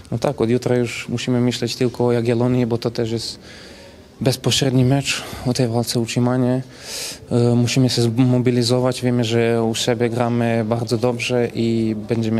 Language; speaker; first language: Polish; non-native, fluent; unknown